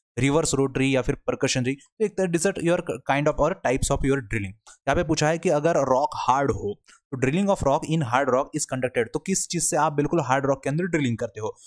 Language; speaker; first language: Hindi; non-native, local second language; Marathi